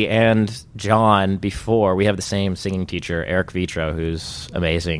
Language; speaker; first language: English; native; English